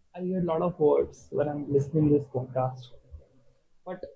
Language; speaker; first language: English; non-native, local second language; Urdu